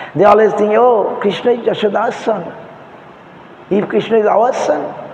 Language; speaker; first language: English; non-native, local second language; Bangla